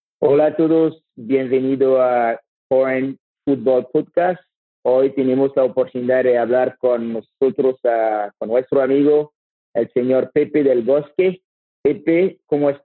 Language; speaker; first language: Spanish; non-native, learner; French